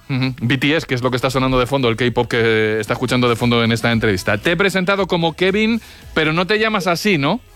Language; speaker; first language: Spanish; native; Spanish